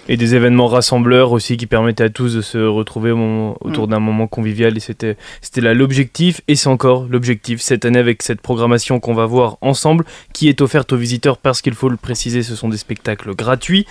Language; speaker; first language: French; native; French